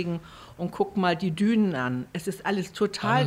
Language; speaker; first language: German; native; German